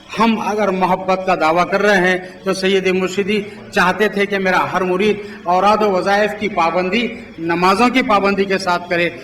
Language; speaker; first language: Urdu; native; Urdu